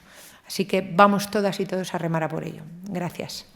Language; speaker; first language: Spanish; native; Spanish